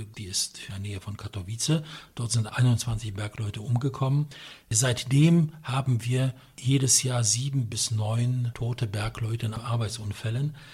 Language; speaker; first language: German; non-native, fluent; Polish